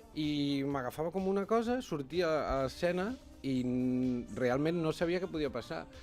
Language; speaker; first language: Catalan; non-native, local second language; Spanish